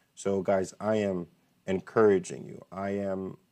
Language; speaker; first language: English; non-native, fluent; Haitian Creole